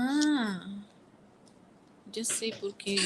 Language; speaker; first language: Portuguese; non-native, local second language; Tetum